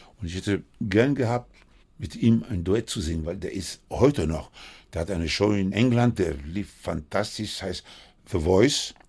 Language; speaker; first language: German; non-native, fluent; Spanish